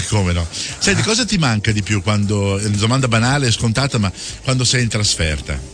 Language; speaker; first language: Italian; native; Italian